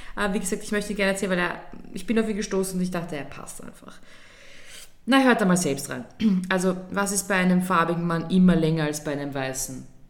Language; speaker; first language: German; early bilingual, other home language; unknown